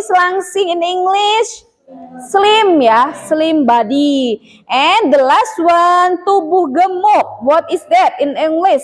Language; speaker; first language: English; non-native, fluent; Indonesian